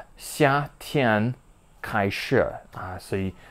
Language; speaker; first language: Chinese; non-native, learner; English